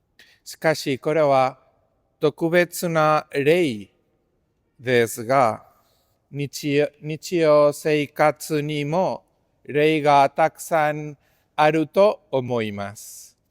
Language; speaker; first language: Japanese; non-native, fluent; Spanish